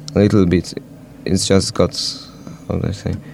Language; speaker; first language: English; non-native, fluent; Hungarian